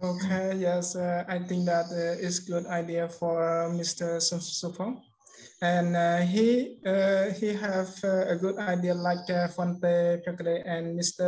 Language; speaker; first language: English; non-native, learner; Khmer